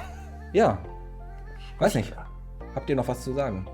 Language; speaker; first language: German; native; German